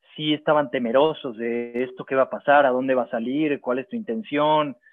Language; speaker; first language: Spanish; native; Spanish